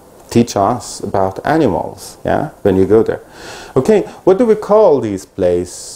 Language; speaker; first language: English; non-native, fluent; Persian